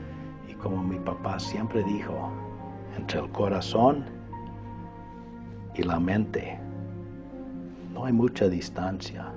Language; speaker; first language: Spanish; non-native, fluent; English